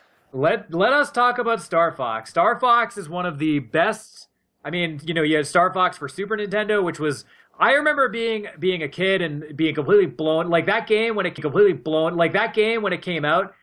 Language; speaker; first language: English; native; English